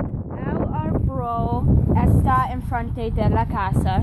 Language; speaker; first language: Spanish; non-native, learner; English